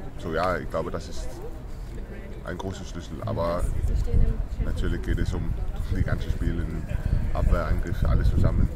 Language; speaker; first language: German; non-native, learner; Danish